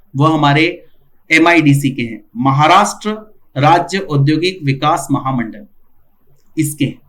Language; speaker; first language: Hindi; non-native, local second language; Marathi